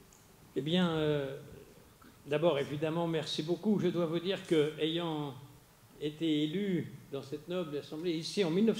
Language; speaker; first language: French; native; French